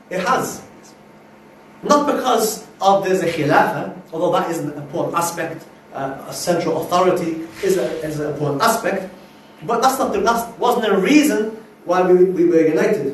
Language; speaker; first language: English; native; English